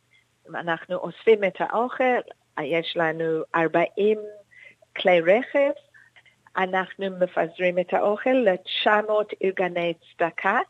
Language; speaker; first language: Hebrew; non-native, fluent; English